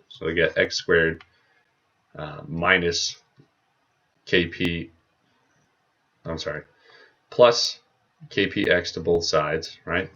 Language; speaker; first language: English; native; English